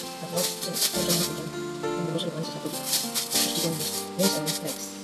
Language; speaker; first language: Filipino; non-native, local second language; Cebuano